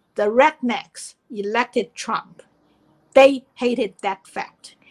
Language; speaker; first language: English; non-native, fluent; Chinese